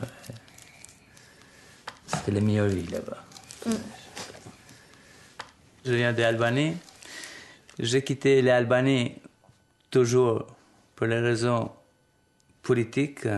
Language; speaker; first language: French; non-native, learner; Albanian